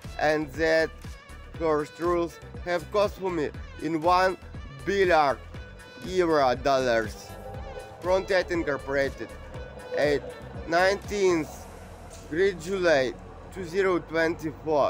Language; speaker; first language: English; non-native, learner; Ukrainian